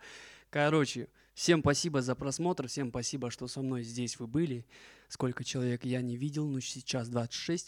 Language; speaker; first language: Russian; native; Russian